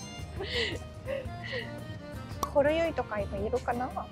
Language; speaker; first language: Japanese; non-native, fluent; Russian